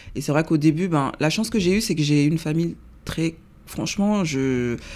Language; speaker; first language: French; native; French